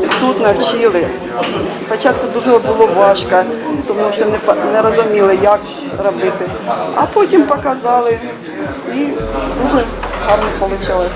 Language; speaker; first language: Ukrainian; non-native, local second language; Russian